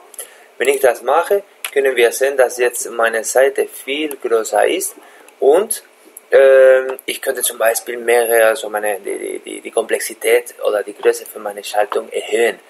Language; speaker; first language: German; non-native, fluent; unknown